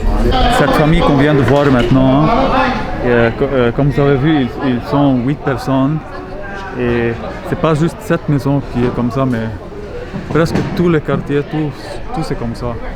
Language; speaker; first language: French; non-native, local second language; Arabic